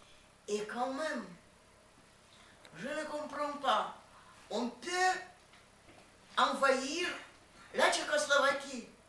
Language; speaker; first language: French; non-native, fluent; Russian